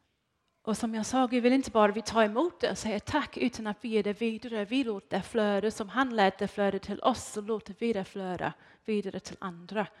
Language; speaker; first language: Swedish; non-native, fluent; English